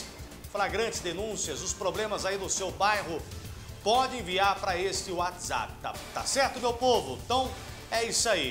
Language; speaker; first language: Portuguese; native; Portuguese